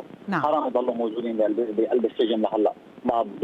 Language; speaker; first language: Arabic; native; Arabic